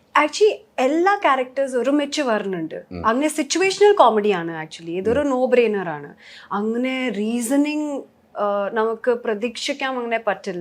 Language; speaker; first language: Malayalam; early bilingual, heritage; Malayalam